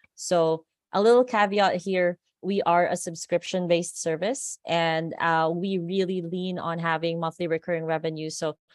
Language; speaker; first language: English; non-native, local second language; Filipino